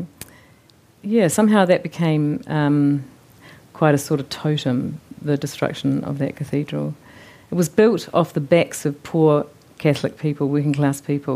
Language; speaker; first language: English; native; English